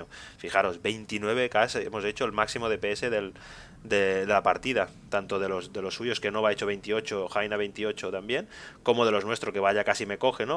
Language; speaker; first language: Spanish; native; Spanish